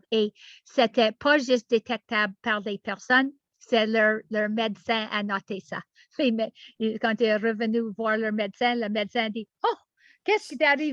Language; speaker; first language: French; non-native, learner; English